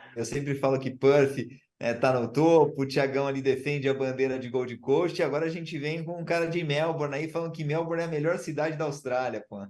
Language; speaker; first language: Portuguese; native; Portuguese